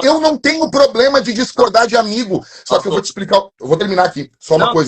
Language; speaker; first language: Portuguese; native; Portuguese